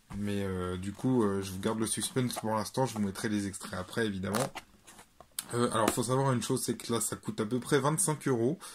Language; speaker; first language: French; native; French